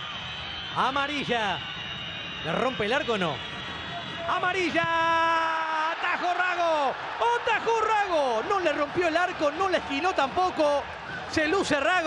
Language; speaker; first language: Spanish; native; Spanish